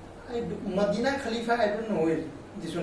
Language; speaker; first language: English; non-native, learner; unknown